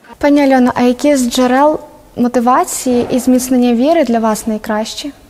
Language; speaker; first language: Ukrainian; native; Ukrainian